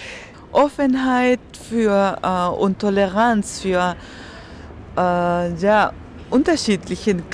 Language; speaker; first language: German; non-native, fluent; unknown